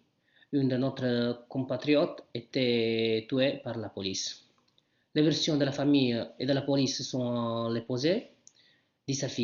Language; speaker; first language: French; non-native, learner; Italian